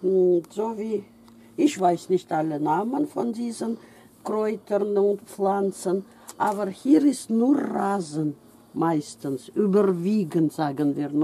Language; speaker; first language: German; non-native, fluent; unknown